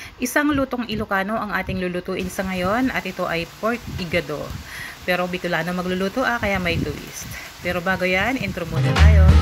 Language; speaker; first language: Filipino; non-native, local second language; Bikol